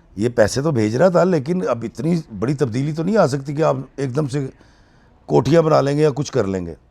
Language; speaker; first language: Urdu; native; Urdu